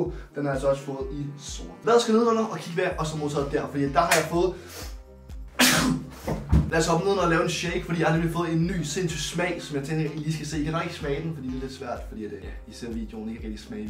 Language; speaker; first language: Danish; native; Danish